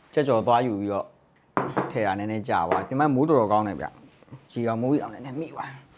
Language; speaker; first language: Burmese; native; Burmese